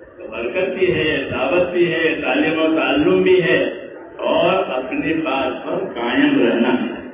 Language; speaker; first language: Urdu; non-native, local second language; Gujarati